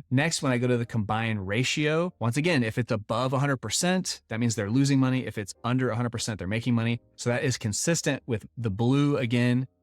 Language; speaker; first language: English; native; English